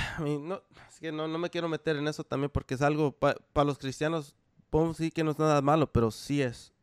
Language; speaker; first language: Spanish; early bilingual, heritage; Spanish